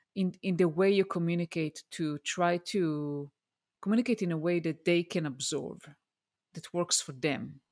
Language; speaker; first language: English; non-native, fluent; Hebrew